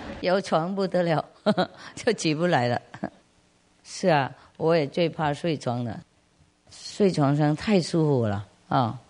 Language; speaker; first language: Chinese; non-native, fluent; Vietnamese